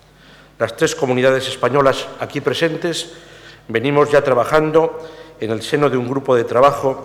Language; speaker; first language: Spanish; native; Spanish